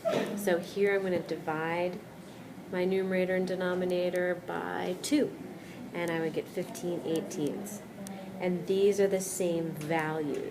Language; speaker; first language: English; native; English